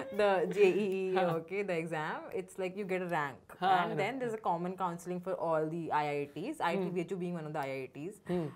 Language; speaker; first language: English; non-native, local second language; Hindi